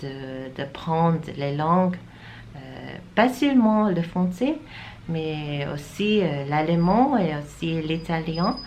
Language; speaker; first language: French; non-native, learner; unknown